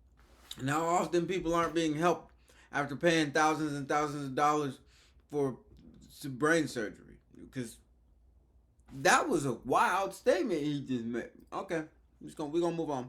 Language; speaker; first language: English; native; English